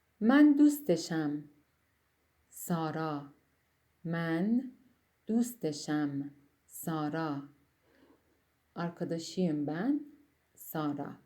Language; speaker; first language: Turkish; non-native, fluent; Persian